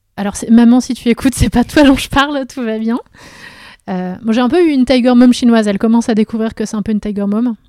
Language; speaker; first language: French; native; French